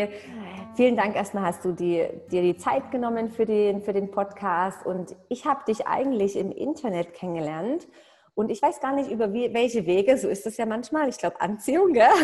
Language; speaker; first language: German; native; German